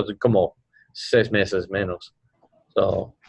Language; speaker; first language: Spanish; non-native, learner; English